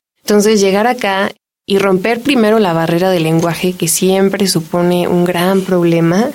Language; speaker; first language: Spanish; native; Spanish